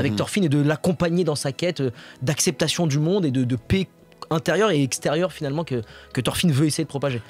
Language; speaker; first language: French; native; French